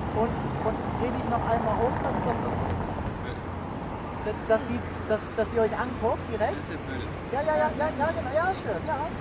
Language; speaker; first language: German; native; German